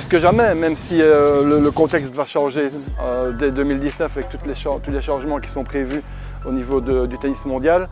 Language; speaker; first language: French; native; French